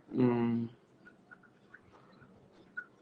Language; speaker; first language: English; non-native, learner; Cantonese